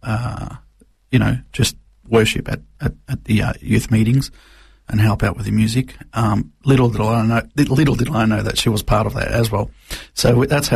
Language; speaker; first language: English; non-native, local second language; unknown